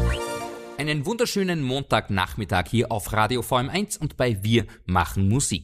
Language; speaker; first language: German; native; German